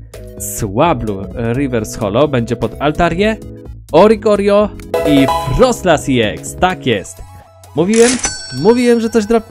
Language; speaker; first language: Polish; native; Polish